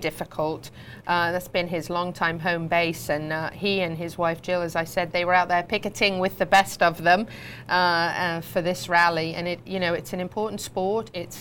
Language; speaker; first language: English; native; English